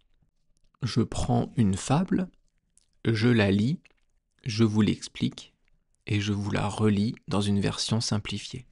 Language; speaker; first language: French; native; French